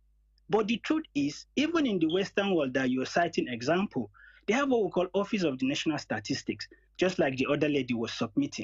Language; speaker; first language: English; non-native, local second language; Hausa